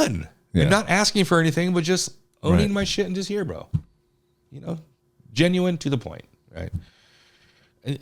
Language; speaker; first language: English; native; English